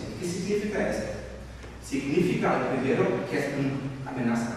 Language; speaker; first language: Spanish; non-native, fluent; German